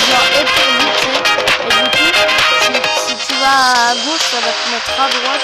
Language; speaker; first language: French; native; French